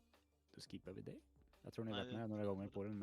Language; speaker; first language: Swedish; native; Swedish